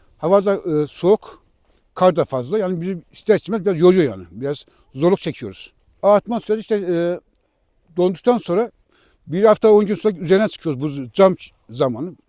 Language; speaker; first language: Turkish; native; Turkish